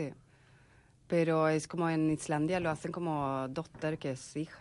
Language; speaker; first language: Spanish; non-native, fluent; Swedish